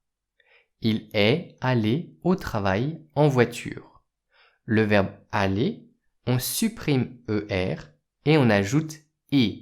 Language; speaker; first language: French; native; French